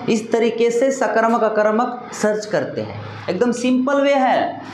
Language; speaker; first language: Hindi; non-native, local second language; Marathi